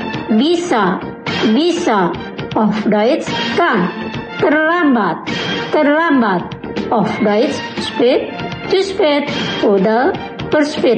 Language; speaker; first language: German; non-native, fluent; Indonesian